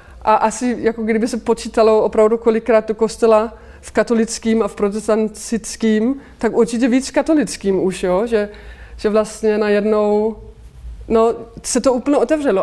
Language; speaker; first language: Czech; non-native, fluent; Danish